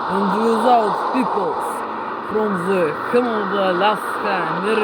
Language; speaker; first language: English; non-native, learner; Russian